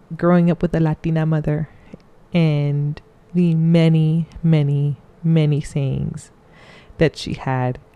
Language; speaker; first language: English; early bilingual, other home language; Spanish